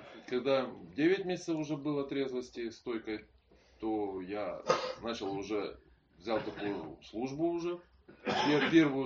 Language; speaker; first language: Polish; non-native, learner; Russian